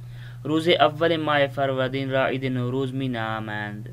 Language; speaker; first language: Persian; non-native, fluent; Urdu